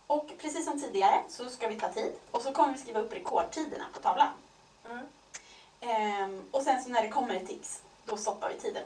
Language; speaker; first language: Swedish; native; Swedish